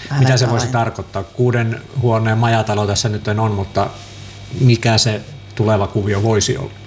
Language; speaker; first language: Finnish; native; Finnish